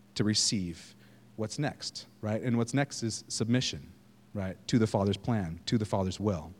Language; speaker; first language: English; native; English